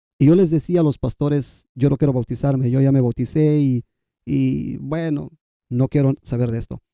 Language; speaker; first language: Spanish; non-native, local second language; Kʼicheʼ